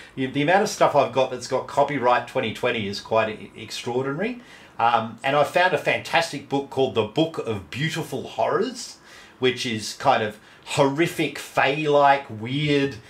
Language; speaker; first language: English; native; English